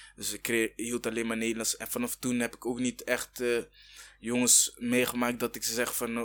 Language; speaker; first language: Dutch; early bilingual, other home language; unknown